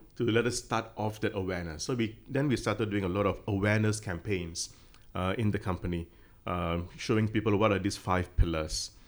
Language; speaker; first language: English; non-native, local second language; Tamil